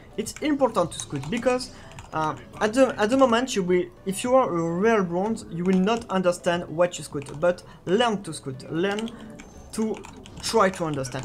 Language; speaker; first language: English; non-native, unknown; French